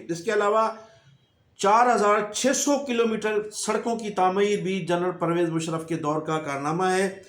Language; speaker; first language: Urdu; native; Urdu